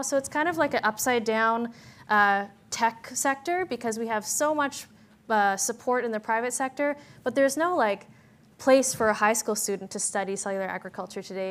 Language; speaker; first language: English; native; English